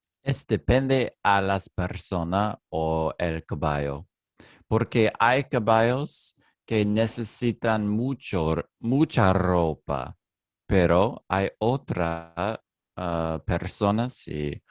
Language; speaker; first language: Spanish; non-native, learner; English